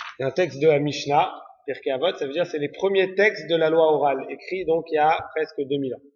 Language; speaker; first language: French; native; French